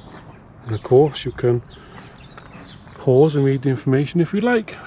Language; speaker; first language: English; native; English